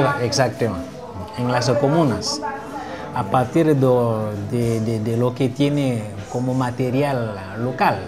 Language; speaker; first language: Spanish; non-native, fluent; Haitian Creole